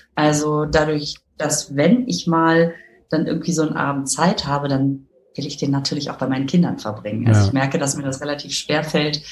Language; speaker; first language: German; native; German